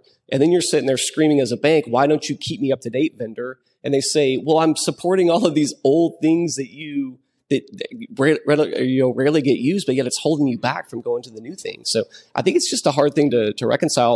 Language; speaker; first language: English; native; English